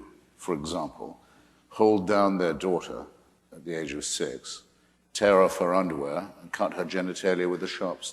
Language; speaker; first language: English; native; English